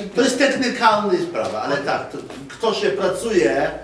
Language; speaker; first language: Polish; non-native, learner; English